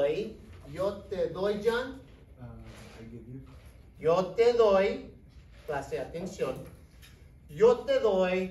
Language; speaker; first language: Spanish; non-native, fluent; English